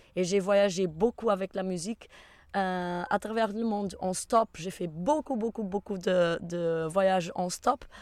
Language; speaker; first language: French; non-native, fluent; Portuguese